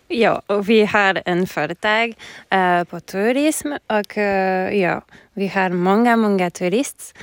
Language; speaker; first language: Swedish; non-native, learner; French